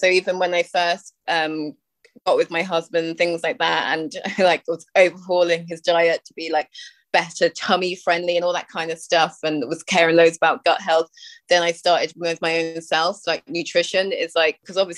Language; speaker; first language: English; native; English